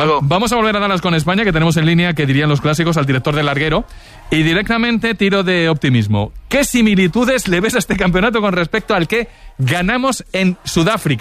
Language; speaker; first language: Spanish; native; Spanish